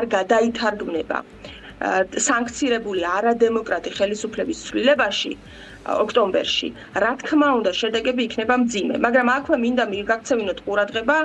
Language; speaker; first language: Georgian; native; Georgian